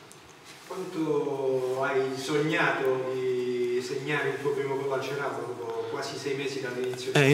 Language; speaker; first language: Italian; native; Italian